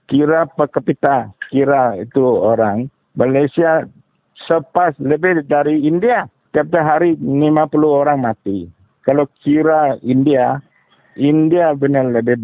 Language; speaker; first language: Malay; non-native, local second language; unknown